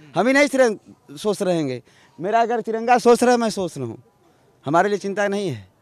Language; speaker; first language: Hindi; native; Hindi